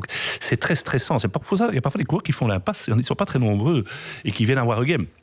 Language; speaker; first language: French; native; French